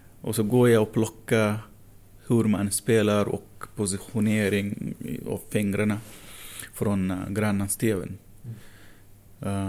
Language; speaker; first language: Swedish; non-native, fluent; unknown